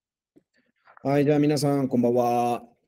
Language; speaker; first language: Japanese; non-native, fluent; Spanish